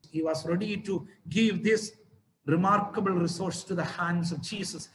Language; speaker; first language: English; non-native, local second language; Malayalam